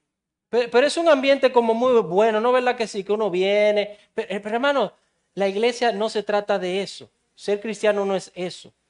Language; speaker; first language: Spanish; native; Spanish